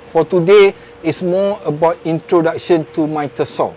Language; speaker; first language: English; non-native, local second language; Malay